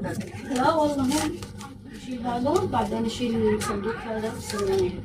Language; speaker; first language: Arabic; non-native, learner; Amharic